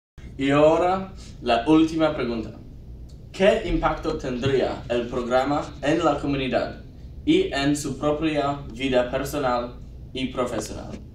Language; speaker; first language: Spanish; non-native, learner; English